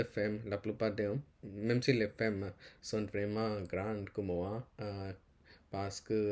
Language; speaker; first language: French; non-native, learner; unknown